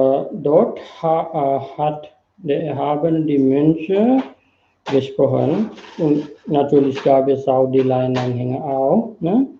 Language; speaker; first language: German; non-native, fluent; Sinhala